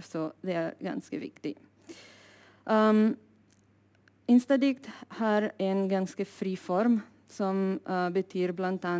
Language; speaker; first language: Norwegian; non-native, fluent; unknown